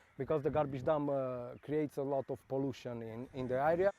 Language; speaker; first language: English; non-native, fluent; Romanian